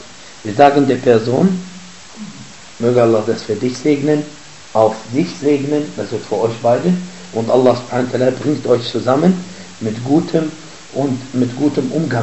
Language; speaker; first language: German; non-native, fluent; Arabic